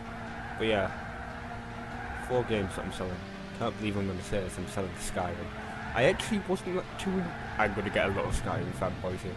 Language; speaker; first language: English; native; English